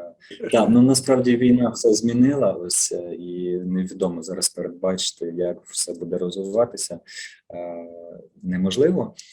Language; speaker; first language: Ukrainian; native; Ukrainian